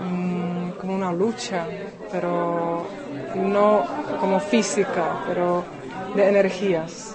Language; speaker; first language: Spanish; non-native, fluent; Czech